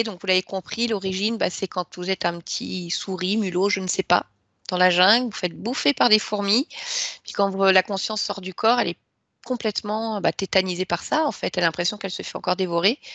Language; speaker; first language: French; native; French